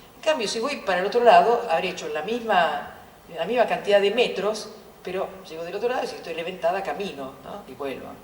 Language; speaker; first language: Spanish; non-native, fluent; Italian